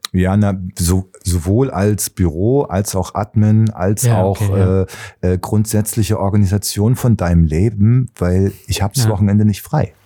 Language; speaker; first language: German; native; German